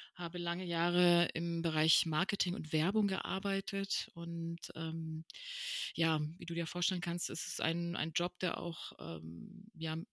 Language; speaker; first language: German; early bilingual, other home language; Spanish